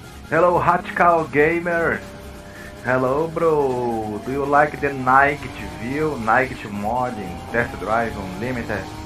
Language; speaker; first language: English; non-native, learner; Portuguese